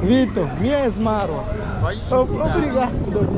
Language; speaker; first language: Portuguese; non-native, learner; Swahili